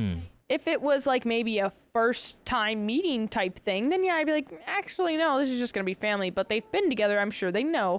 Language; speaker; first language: English; native; English